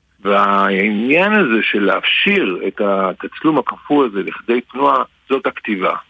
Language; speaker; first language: Hebrew; native; Hebrew